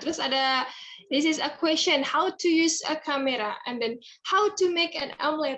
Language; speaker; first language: English; non-native, fluent; Indonesian